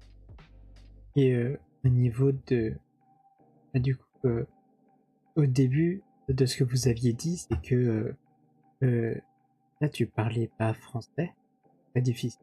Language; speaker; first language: French; native; French